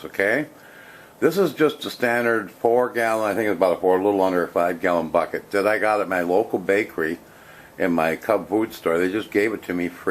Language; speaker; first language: English; native; English